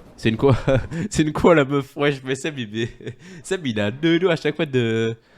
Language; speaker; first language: French; native; French